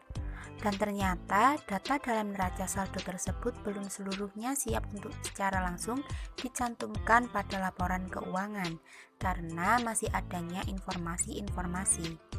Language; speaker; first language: Indonesian; native; Indonesian